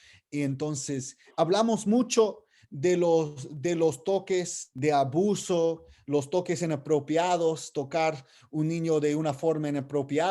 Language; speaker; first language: Spanish; non-native, fluent; English